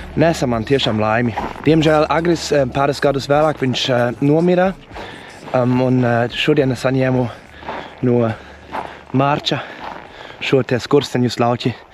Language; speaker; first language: Latvian; non-native, fluent; German